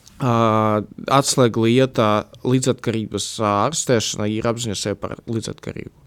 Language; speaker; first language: Latvian; non-native, local second language; Russian